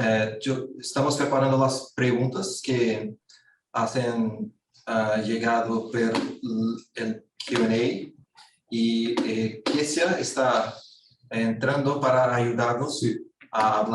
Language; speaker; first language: Spanish; non-native, fluent; Portuguese